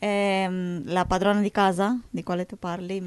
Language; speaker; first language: Italian; non-native, fluent; English